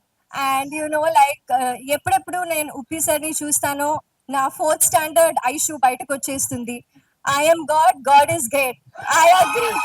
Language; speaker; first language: Telugu; non-native, local second language; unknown